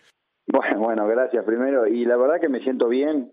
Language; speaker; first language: Spanish; native; Spanish